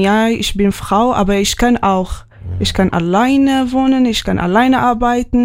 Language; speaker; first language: German; non-native, learner; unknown